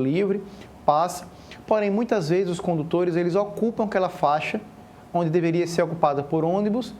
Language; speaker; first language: Portuguese; native; Portuguese